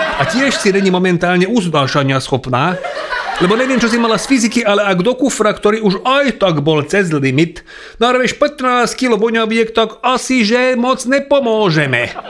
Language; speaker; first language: Slovak; non-native, local second language; Hungarian